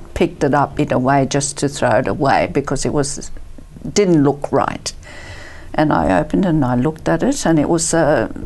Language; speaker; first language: English; early bilingual, other home language; Italian